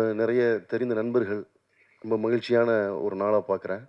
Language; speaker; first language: Tamil; native; Tamil